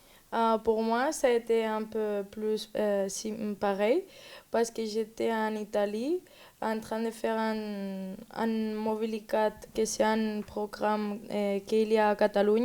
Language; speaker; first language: French; non-native, learner; Spanish